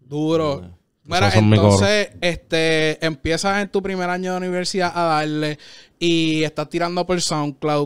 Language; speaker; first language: Spanish; native; Spanish